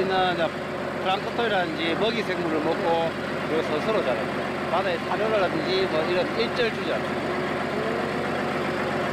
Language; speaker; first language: Korean; native; Korean